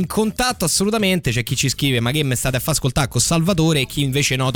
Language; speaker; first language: Italian; native; Italian